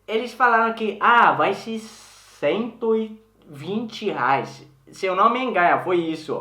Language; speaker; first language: Portuguese; non-native, learner; Swedish